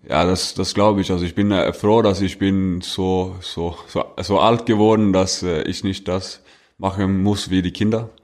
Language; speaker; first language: German; non-native, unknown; Norwegian